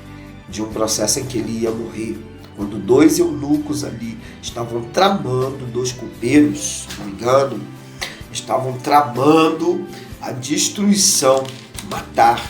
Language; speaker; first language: Portuguese; native; Portuguese